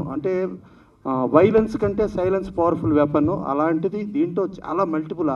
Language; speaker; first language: Telugu; native; Telugu